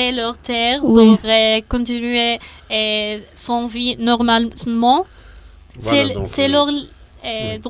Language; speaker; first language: French; non-native, learner; Arabic